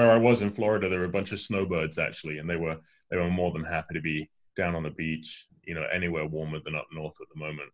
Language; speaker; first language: English; native; English